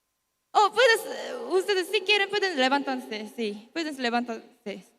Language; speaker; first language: Spanish; non-native, learner; Korean